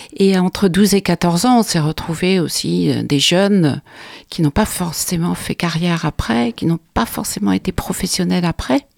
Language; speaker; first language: French; native; French